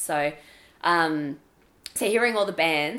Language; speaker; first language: English; native; English